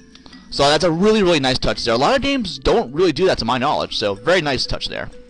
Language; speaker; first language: English; native; English